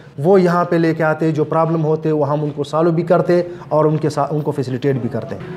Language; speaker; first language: Urdu; non-native, local second language; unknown